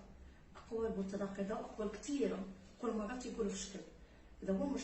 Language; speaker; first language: Arabic; native; Arabic